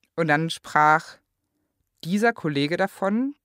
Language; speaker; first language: German; native; German